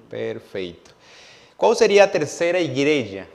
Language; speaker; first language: Portuguese; non-native, learner; Spanish